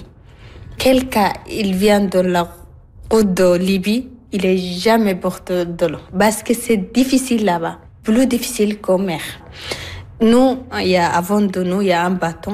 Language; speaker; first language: French; non-native, learner; Arabic